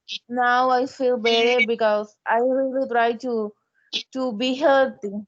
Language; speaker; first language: English; non-native, learner; Spanish